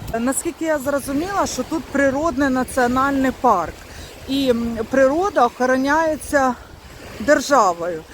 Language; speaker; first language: Ukrainian; non-native, local second language; Russian